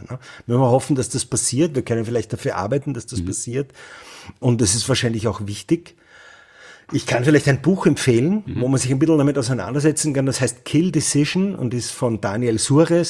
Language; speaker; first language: German; native; German